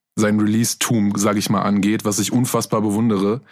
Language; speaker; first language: German; native; German